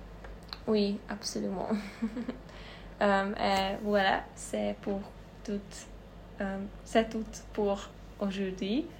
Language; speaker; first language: French; non-native, learner; Hungarian